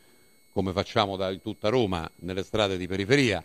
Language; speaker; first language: Italian; native; Italian